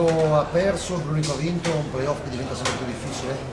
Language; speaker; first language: Italian; native; Italian